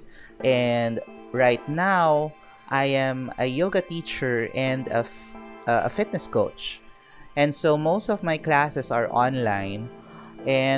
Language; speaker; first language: English; non-native, local second language; Filipino